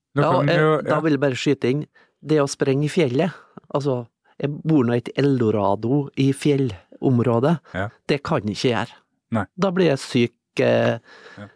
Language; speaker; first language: Norwegian; native; Norwegian